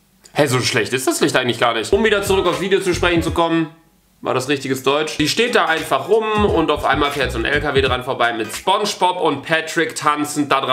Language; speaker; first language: German; native; German